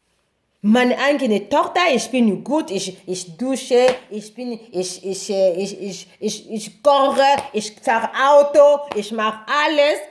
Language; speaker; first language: German; non-native, learner; Lingala